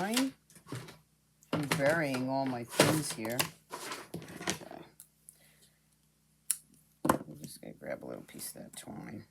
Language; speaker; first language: English; native; English